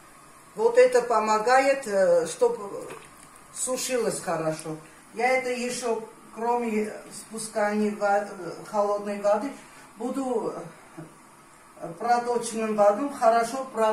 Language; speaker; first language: Russian; non-native, fluent; Armenian